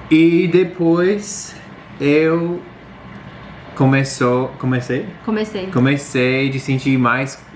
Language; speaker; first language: Portuguese; non-native, learner; English